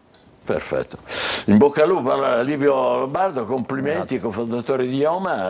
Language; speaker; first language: Italian; native; Italian